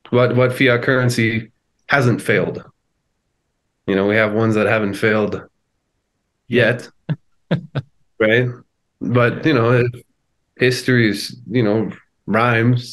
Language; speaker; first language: English; native; English